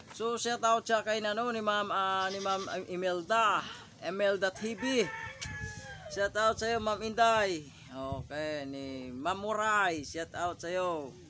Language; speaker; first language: Filipino; non-native, local second language; Cebuano